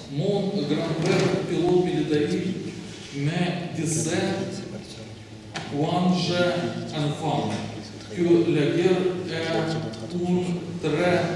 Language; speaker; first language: French; non-native, learner; Russian